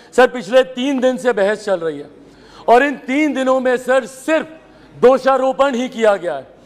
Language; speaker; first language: Hindi; native; Hindi